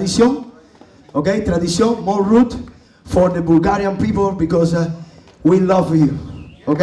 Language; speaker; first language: English; non-native, learner; Spanish